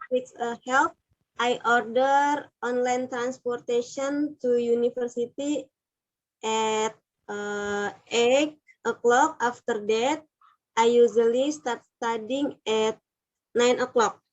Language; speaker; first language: English; non-native, learner; Indonesian